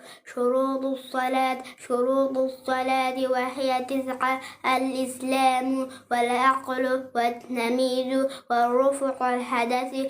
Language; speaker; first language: Arabic; non-native, learner; Oromo